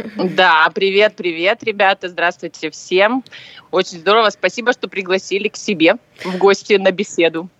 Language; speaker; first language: Russian; native; Russian